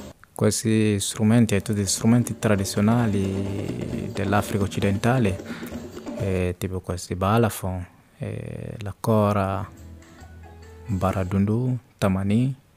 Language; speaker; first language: Italian; non-native, fluent; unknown